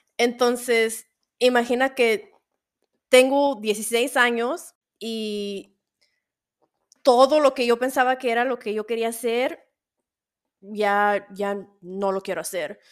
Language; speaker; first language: Spanish; early bilingual, heritage; Spanish